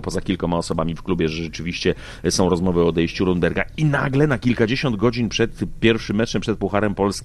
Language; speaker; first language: Polish; native; Polish